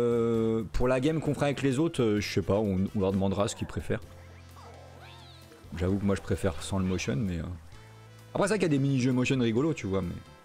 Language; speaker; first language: French; native; French